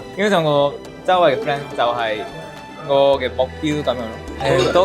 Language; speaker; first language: Cantonese; non-native, fluent; Japanese